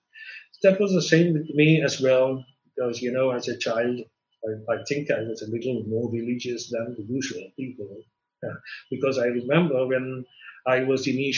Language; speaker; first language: English; non-native, local second language; Malayalam